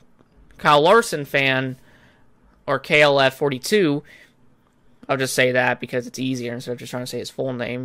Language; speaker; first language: English; native; English